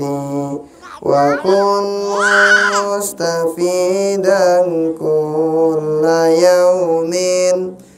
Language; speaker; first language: Arabic; non-native, fluent; Indonesian